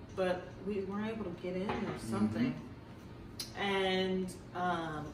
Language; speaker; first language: English; native; English